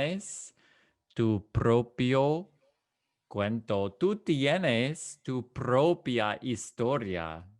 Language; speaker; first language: Spanish; non-native, fluent; English